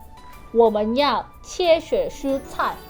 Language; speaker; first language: Chinese; non-native, learner; Korean